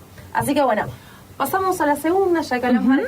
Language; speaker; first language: Spanish; native; Spanish